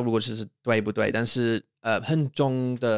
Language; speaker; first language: Chinese; non-native, learner; English